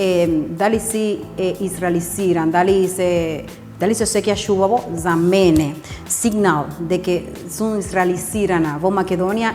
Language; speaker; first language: Macedonian; non-native, learner; Spanish